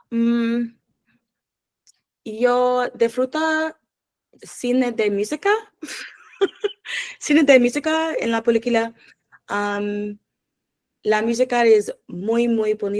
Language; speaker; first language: Spanish; non-native, learner; English